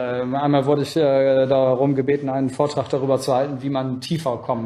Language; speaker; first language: German; native; German